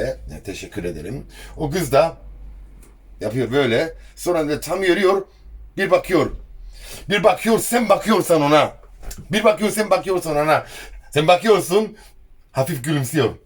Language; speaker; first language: Turkish; early bilingual, heritage; Turkish